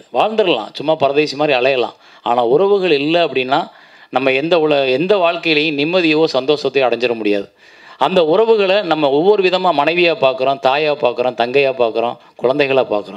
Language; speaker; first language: Tamil; native; Tamil